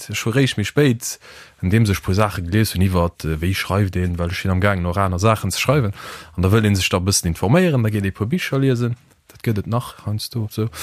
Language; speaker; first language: Luxembourgish; early bilingual, other home language; Portuguese